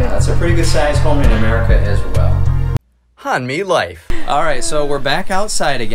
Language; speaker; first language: English; early bilingual, other home language; Korean